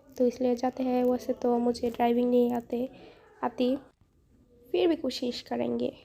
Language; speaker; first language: Hindi; non-native, fluent; Bangla